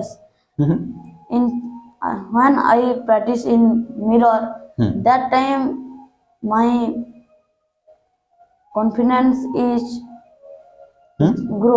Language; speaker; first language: English; non-native, learner; Hindi